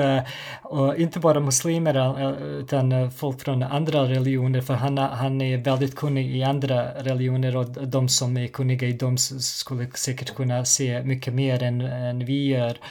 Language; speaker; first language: Swedish; non-native, fluent; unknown